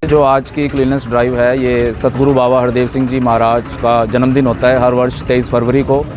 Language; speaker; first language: Hindi; native; Hindi